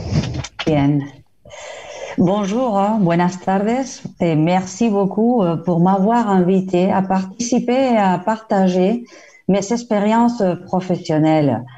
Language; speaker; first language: French; non-native, fluent; Spanish